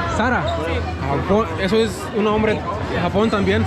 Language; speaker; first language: Spanish; non-native, learner; Swahili